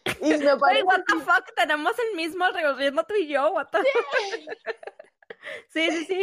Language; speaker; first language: Spanish; native; Spanish